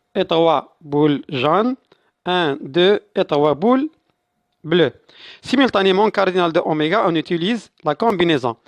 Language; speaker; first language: French; non-native, local second language; Arabic